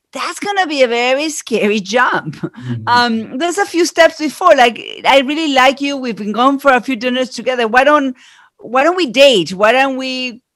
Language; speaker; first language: English; non-native, fluent; Spanish